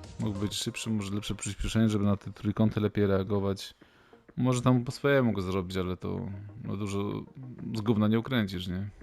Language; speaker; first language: Polish; native; Polish